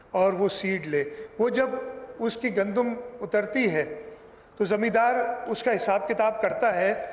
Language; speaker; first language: Urdu; non-native, local second language; Sindhi